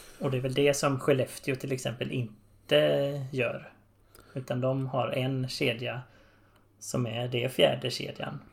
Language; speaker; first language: Swedish; native; Swedish